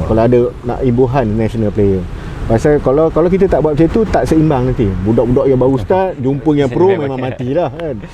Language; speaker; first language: Malay; native; Malay